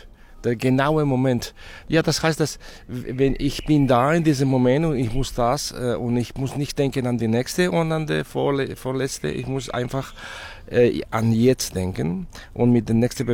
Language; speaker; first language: German; non-native, fluent; Catalan